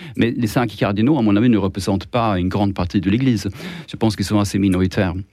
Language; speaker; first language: French; non-native, fluent; Swedish